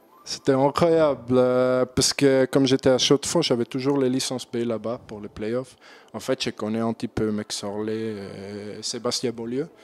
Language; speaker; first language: French; non-native, learner; German